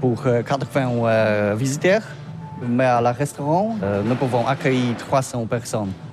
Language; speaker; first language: French; non-native, learner; Polish